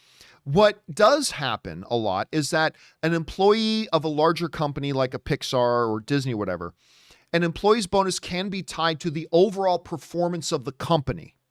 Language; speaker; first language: English; native; English